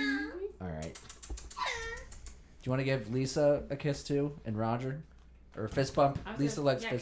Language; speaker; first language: English; native; English